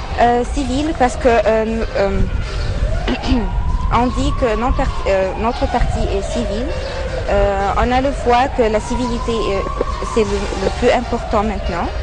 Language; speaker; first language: French; non-native, fluent; Arabic